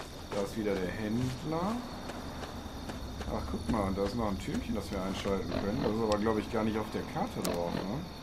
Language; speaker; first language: German; native; German